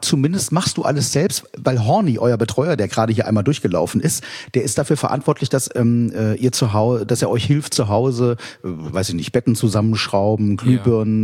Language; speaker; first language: German; native; German